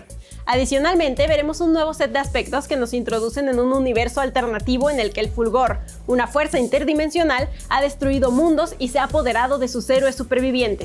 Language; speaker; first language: Spanish; native; Spanish